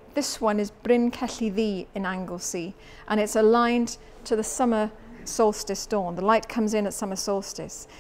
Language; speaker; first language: English; native; English